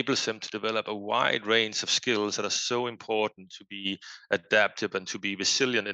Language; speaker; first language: English; non-native, fluent; Danish